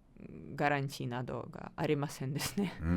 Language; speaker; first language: Japanese; non-native, learner; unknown